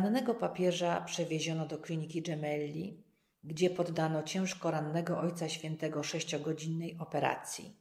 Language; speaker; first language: Polish; native; Polish